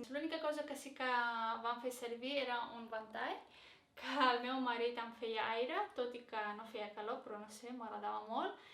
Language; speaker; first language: Catalan; non-native, fluent; Greek